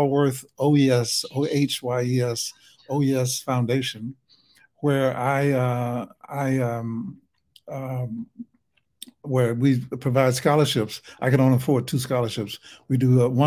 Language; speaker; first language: English; native; English